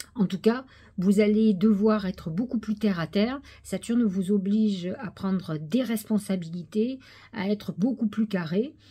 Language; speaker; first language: French; native; French